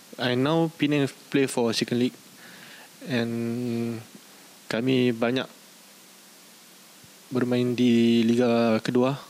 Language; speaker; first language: English; non-native, learner; Malay